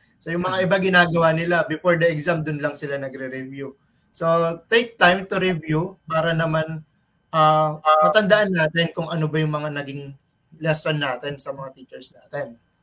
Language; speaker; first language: Filipino; native; Filipino